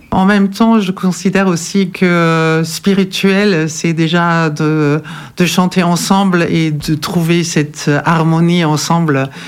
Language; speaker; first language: French; non-native, fluent; German